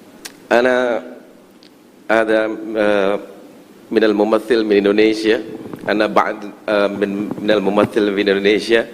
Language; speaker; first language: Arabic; non-native, learner; Indonesian